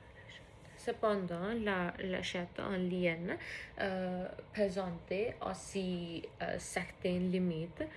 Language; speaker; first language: French; non-native, learner; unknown